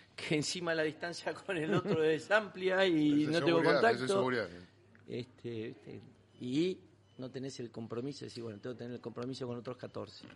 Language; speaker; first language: Spanish; native; Spanish